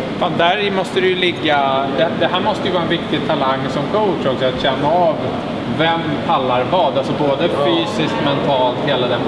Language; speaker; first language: Swedish; native; Swedish